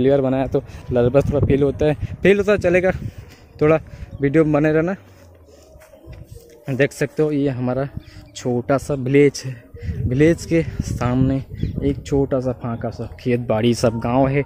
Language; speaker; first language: Hindi; non-native, local second language; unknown